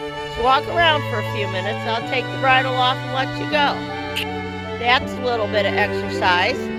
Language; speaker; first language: English; native; English